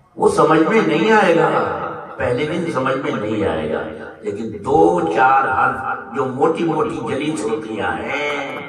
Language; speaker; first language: Urdu; native; Urdu